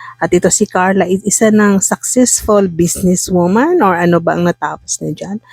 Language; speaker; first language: Filipino; non-native, local second language; Cebuano